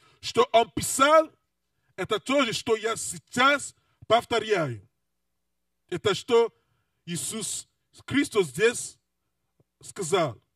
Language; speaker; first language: Russian; non-native, learner; English